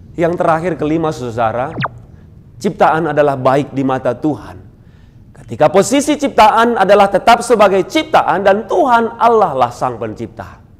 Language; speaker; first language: Indonesian; non-native, local second language; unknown